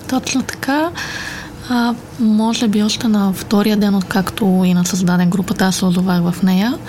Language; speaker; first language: Bulgarian; native; Bulgarian